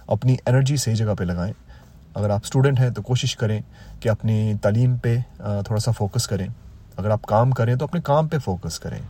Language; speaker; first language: Urdu; native; Urdu